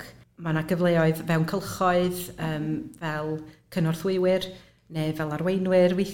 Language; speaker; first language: Welsh; native; Welsh